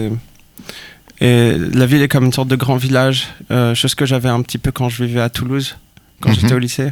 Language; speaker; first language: French; native; French